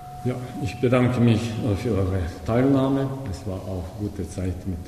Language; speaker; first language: German; non-native, learner; Japanese